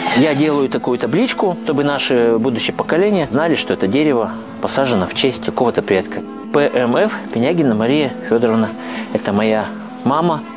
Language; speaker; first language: Russian; native; Russian